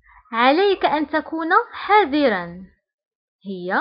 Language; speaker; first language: Arabic; native; Arabic